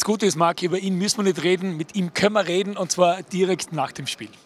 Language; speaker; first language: German; native; German